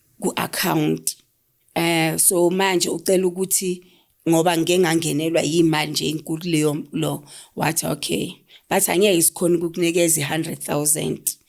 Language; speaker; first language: Zulu; native; Zulu